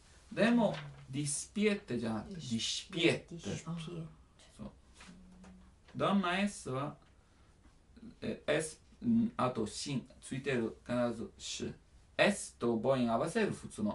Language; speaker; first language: Japanese; non-native, learner; Italian